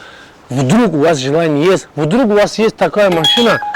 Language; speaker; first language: Russian; non-native, fluent; Tajik